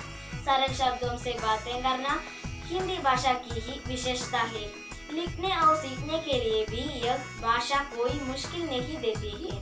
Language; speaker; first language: Hindi; non-native, local second language; Malayalam